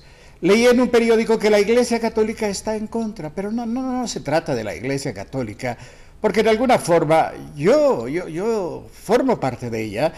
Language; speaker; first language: Spanish; native; Spanish